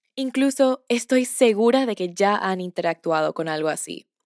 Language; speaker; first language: Spanish; early bilingual, heritage; Spanish